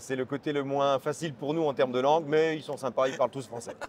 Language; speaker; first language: French; native; French